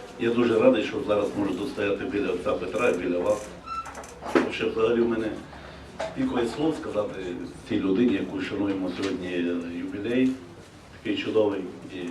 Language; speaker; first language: Ukrainian; native; Ukrainian